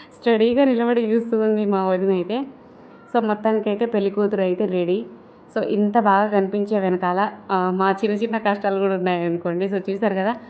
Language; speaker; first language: Telugu; non-native, local second language; Lambadi